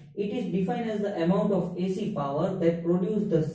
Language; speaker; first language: English; non-native, local second language; Gujarati